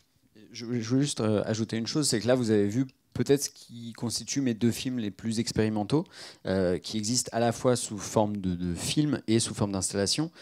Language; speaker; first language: French; native; French